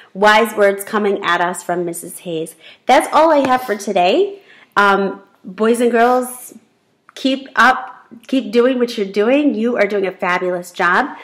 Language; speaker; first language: English; native; English